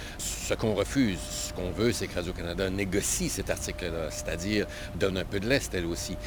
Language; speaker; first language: French; native; French